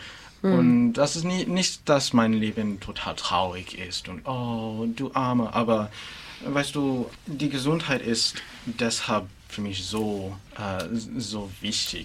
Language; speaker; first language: German; non-native, fluent; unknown